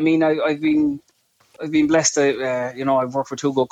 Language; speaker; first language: English; native; English